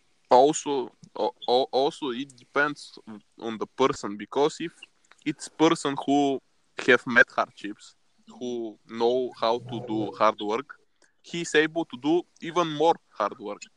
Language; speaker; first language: English; non-native, fluent; Bulgarian